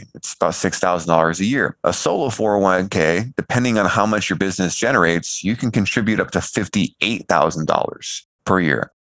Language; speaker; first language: English; native; English